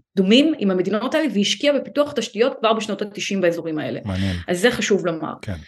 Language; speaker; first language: Hebrew; early bilingual, other home language; Hindi